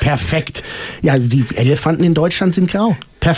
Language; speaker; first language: German; native; German